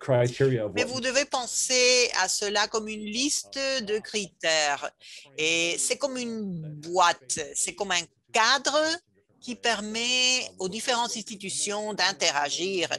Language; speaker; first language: French; non-native, fluent; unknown